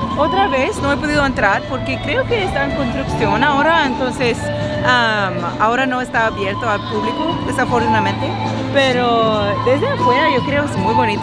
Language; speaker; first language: Spanish; non-native, fluent; English